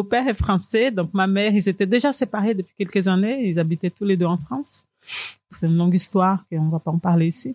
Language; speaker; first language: French; non-native, fluent; Portuguese